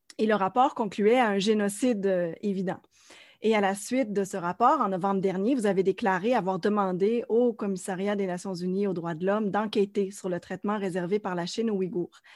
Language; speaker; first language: French; native; French